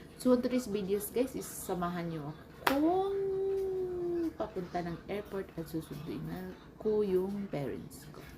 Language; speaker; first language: Filipino; native; Filipino